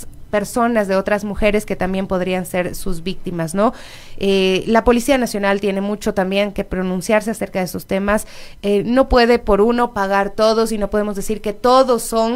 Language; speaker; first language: Spanish; native; Spanish